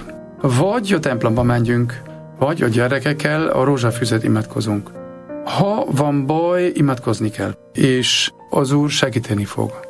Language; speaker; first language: Hungarian; non-native, learner; German